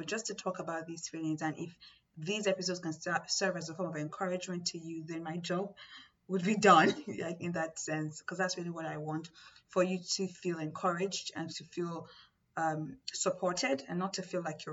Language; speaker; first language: English; non-native, local second language; Yoruba